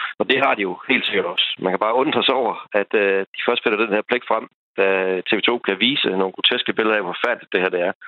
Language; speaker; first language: Danish; native; Danish